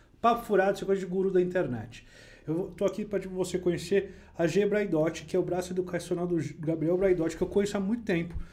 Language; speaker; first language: Portuguese; native; Portuguese